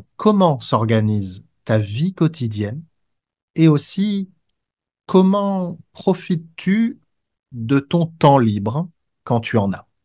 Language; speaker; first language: French; native; French